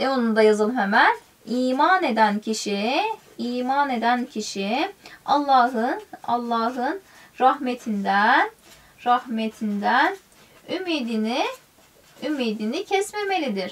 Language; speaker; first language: Turkish; native; Turkish